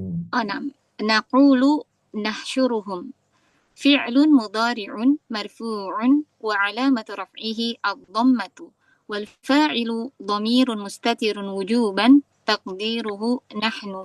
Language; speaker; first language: Arabic; non-native, learner; Indonesian